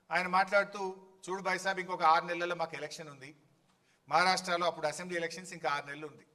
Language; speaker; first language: Telugu; native; Telugu